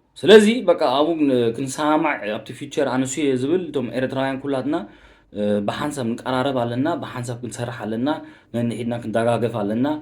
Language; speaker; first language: Tigrinya; early bilingual, heritage; Tigrinya